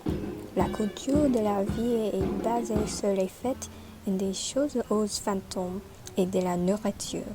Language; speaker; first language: French; non-native, learner; English